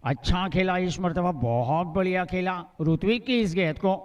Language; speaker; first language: Hindi; non-native, local second language; Gujarati